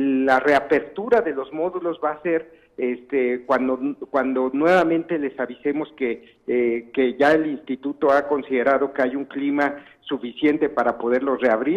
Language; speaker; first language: Spanish; native; Spanish